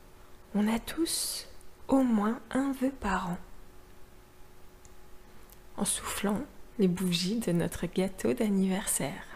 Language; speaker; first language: French; native; French